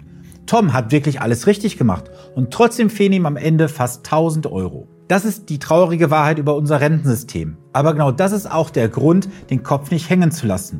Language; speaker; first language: German; native; German